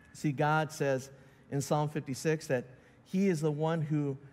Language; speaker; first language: English; native; English